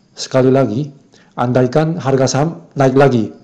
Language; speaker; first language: Indonesian; non-native, fluent; Korean